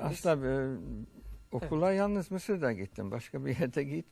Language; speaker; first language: Turkish; early bilingual, heritage; Turkish